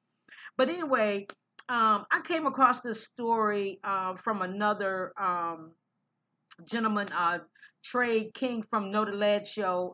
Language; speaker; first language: English; native; English